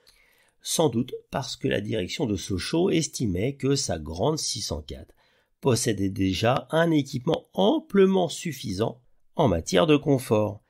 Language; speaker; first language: French; native; French